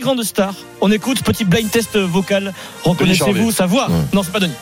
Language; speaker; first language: French; native; French